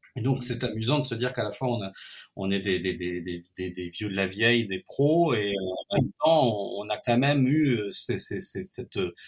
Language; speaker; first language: French; native; French